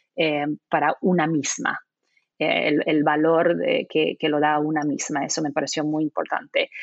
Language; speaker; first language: Spanish; non-native, fluent; English